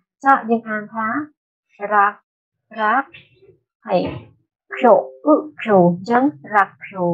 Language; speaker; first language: Japanese; non-native, learner; Khmer